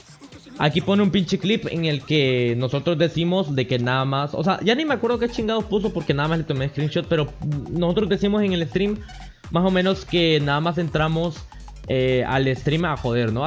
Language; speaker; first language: Spanish; native; Spanish